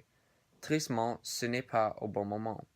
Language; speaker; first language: French; non-native, learner; English